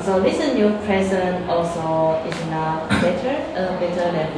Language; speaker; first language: English; non-native, learner; Chinese